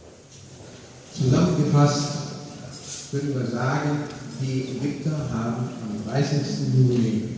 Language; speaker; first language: German; non-native, fluent; Arabic